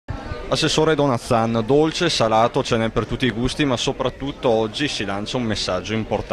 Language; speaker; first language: Italian; native; Italian